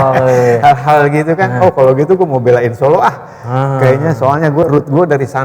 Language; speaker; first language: Indonesian; native; Indonesian